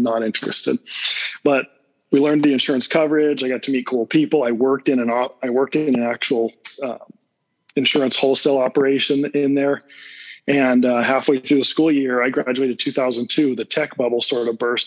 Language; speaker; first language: English; native; English